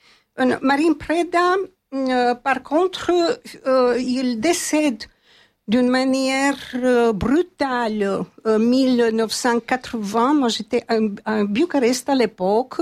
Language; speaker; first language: French; non-native, fluent; Romanian